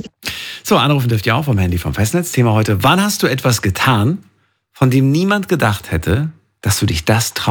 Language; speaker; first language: German; native; German